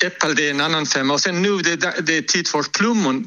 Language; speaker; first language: Swedish; non-native, fluent; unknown